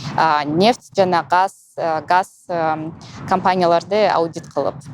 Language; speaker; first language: Kyrgyz; non-native, local second language; Russian